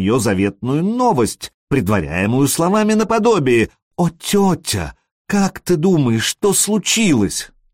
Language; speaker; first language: Russian; native; Russian